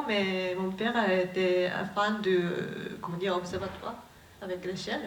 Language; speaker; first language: French; non-native, learner; Japanese